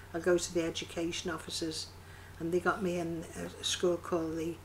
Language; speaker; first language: English; native; English